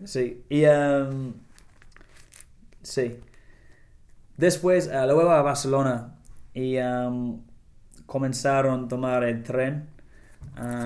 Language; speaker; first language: Spanish; non-native, learner; English